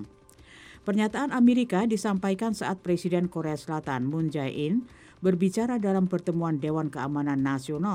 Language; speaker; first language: Indonesian; native; Indonesian